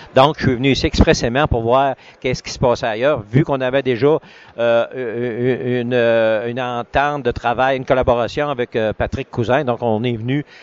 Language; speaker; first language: French; native; French